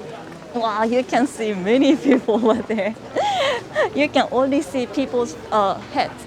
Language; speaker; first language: English; non-native, fluent; Japanese